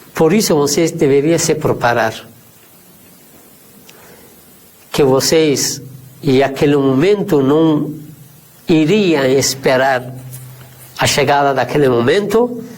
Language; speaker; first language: Portuguese; non-native, fluent; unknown